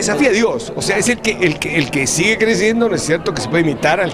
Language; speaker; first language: Spanish; native; Spanish